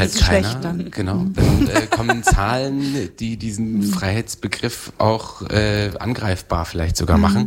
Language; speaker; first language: German; native; German